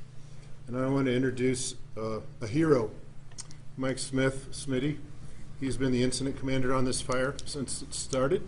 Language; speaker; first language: English; native; English